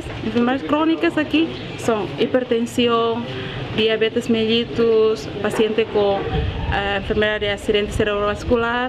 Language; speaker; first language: Spanish; non-native, learner; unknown